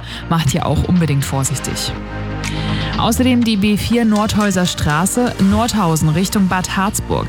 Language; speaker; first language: German; native; German